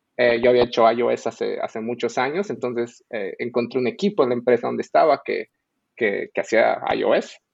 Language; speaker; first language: Spanish; native; Spanish